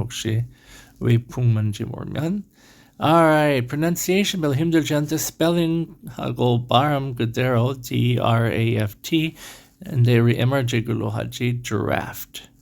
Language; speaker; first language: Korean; non-native, learner; English